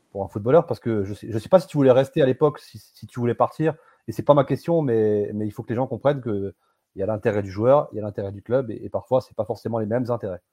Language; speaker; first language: French; native; French